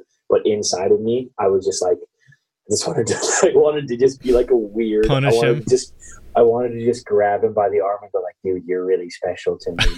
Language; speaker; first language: English; native; English